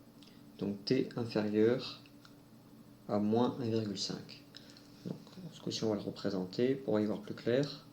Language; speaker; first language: French; native; French